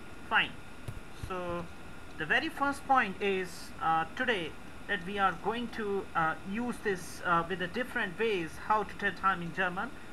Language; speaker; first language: English; non-native, local second language; Hindi